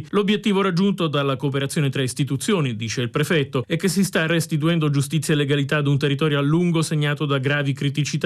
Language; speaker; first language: Italian; native; Italian